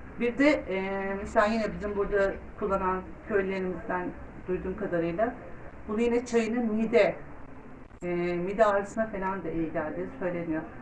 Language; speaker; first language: Turkish; native; Turkish